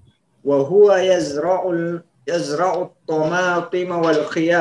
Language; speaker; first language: Arabic; non-native, learner; Indonesian